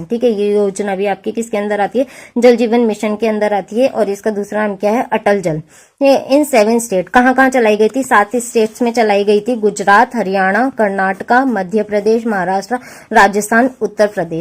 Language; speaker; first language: Hindi; native; Hindi